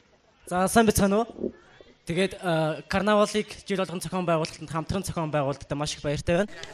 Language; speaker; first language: Mongolian; native; Mongolian